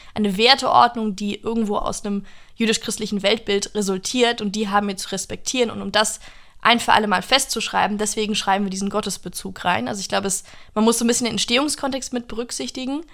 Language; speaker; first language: German; non-native, fluent; English